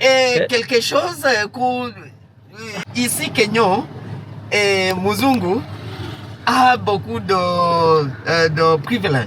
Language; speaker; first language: French; non-native, learner; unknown